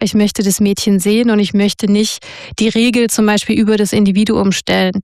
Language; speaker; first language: German; native; German